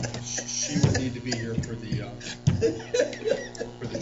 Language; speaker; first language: English; native; English